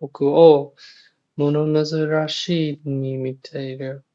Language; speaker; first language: Japanese; non-native, learner; English